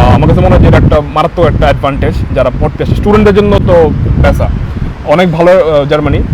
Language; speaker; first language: Bangla; native; Bangla